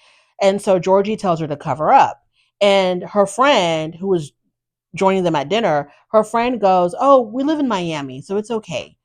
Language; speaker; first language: English; native; English